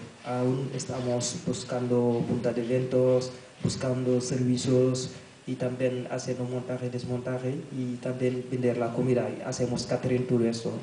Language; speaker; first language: Spanish; non-native, learner; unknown